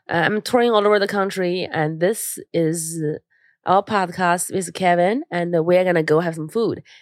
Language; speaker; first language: English; non-native, fluent; Chinese